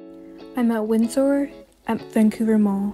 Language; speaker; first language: English; native; English